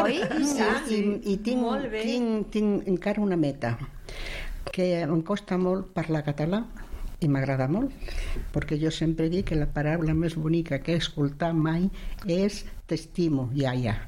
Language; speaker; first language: Catalan; non-native, local second language; Spanish